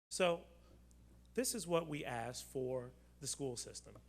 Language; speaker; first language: English; native; English